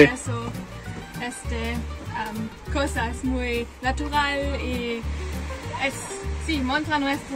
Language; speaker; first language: Italian; non-native, learner; German